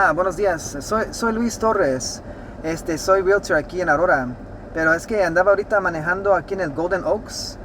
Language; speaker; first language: Spanish; early bilingual, heritage; Spanish